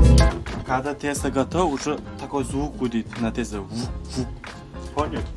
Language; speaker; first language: Russian; non-native, learner; Turkmen